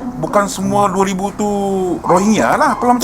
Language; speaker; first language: Malay; native; Malay